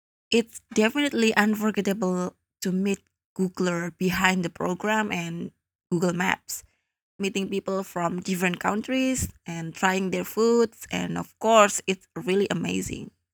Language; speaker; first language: English; non-native, learner; Indonesian